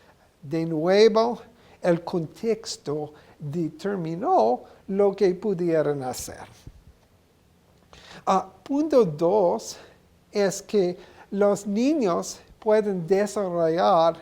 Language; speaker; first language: Spanish; non-native, learner; English